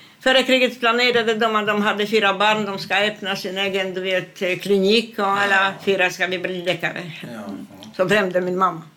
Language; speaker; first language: Swedish; non-native, fluent; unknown